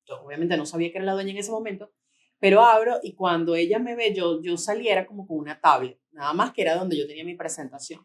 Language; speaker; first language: Spanish; native; Spanish